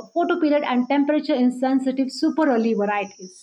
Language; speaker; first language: English; non-native, local second language; Marathi